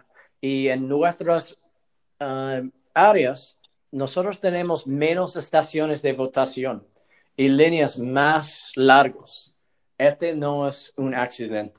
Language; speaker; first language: Spanish; non-native, learner; English